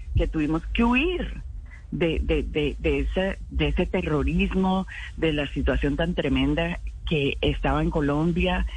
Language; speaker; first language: Spanish; native; Spanish